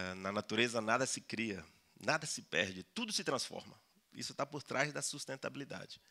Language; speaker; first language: Portuguese; early bilingual, other home language; Spanish